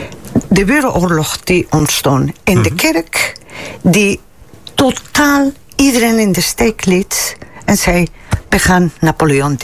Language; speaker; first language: Dutch; non-native, fluent; Spanish